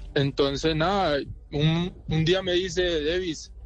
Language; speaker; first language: Spanish; native; Spanish